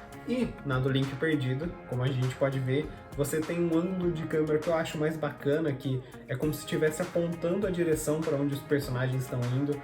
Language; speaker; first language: Portuguese; native; Portuguese